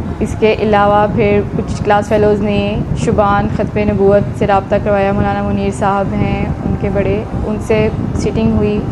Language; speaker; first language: Urdu; native; Urdu